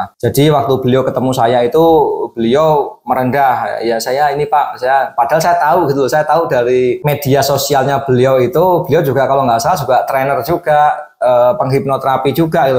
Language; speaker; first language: Indonesian; native; Indonesian